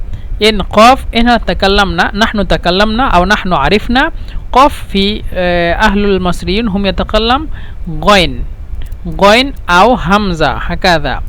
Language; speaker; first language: Arabic; non-native, fluent; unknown